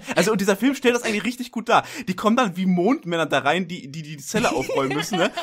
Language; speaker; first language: German; native; German